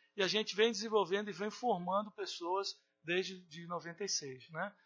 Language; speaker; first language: Portuguese; native; Portuguese